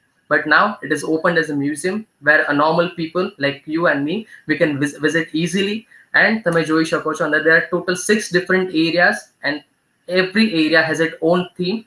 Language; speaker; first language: English; non-native, local second language; Gujarati